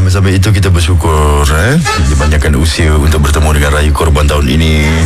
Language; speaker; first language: Malay; native; Malay